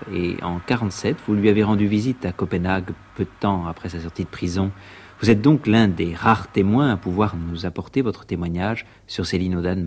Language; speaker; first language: French; native; French